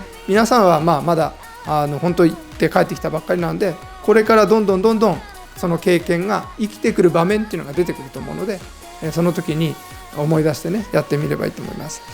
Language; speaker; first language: Japanese; native; Japanese